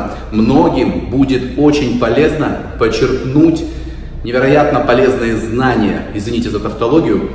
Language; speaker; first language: Russian; native; Russian